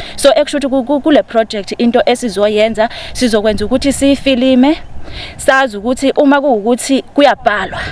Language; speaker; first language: Zulu; non-native, local second language; Xhosa